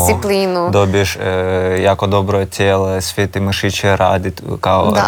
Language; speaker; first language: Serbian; non-native, learner; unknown